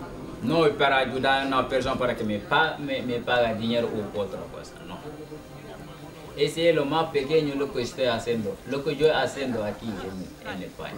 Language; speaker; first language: Spanish; non-native, local second language; Wolof